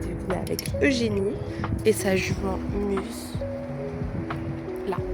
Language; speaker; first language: French; native; French